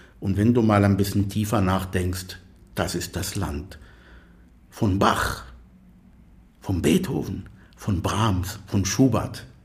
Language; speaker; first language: German; non-native, fluent; Arabic